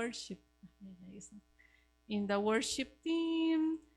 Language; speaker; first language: English; non-native, learner; Spanish